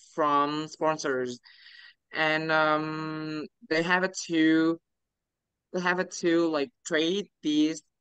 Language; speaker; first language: English; non-native, learner; Vietnamese